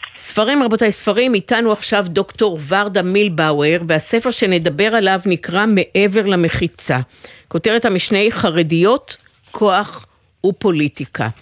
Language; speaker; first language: Hebrew; native; Hebrew